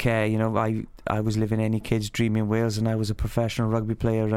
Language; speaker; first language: English; native; English